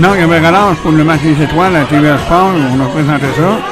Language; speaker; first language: French; native; French